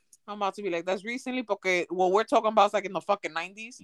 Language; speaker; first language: English; early bilingual, other home language; Spanish